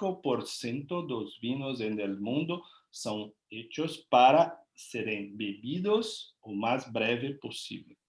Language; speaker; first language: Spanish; non-native, learner; Portuguese